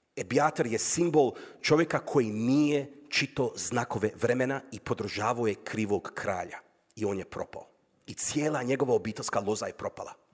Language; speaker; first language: Croatian; native; Croatian